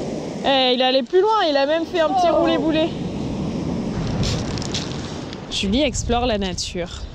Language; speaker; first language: French; native; French